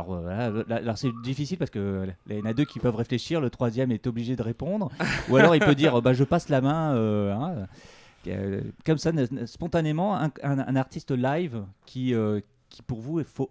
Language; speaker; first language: French; native; French